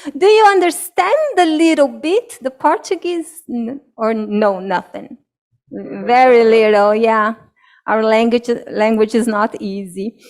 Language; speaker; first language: English; non-native, fluent; Portuguese